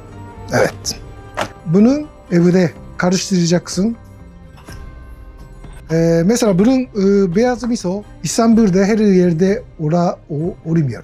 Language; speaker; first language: Turkish; non-native, learner; Japanese